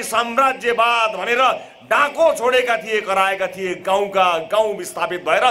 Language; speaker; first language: Nepali; native; Nepali